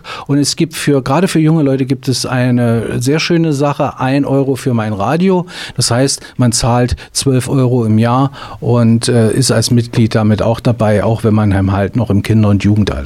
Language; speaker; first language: German; native; German